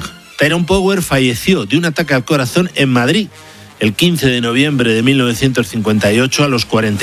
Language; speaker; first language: Spanish; native; Spanish